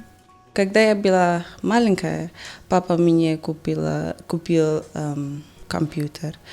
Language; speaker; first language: Russian; non-native, learner; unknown